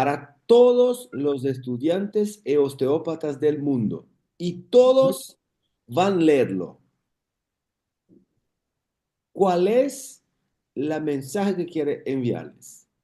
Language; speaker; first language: Spanish; non-native, learner; Portuguese